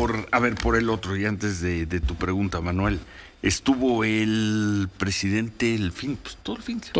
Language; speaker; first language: Spanish; native; Spanish